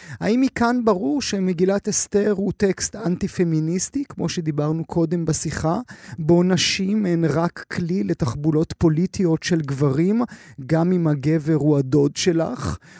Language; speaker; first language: Hebrew; native; Hebrew